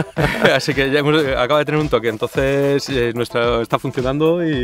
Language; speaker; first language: Spanish; native; Spanish